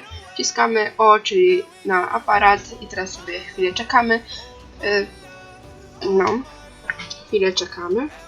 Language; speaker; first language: Polish; native; Polish